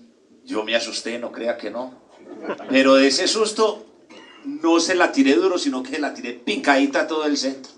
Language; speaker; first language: Spanish; native; Spanish